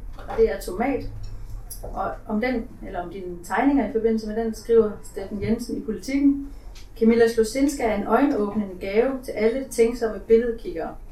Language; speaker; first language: Danish; native; Danish